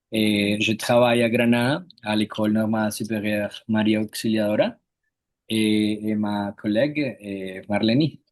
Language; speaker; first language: French; non-native, fluent; Spanish